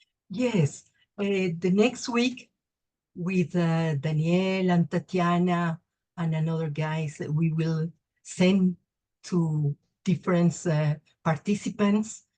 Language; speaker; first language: English; non-native, learner; Spanish